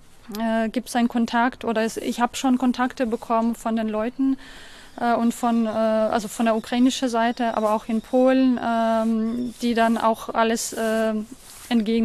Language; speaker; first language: German; non-native, fluent; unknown